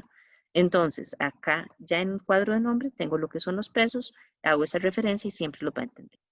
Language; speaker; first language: Spanish; native; Spanish